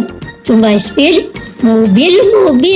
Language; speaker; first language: German; non-native, learner; Indonesian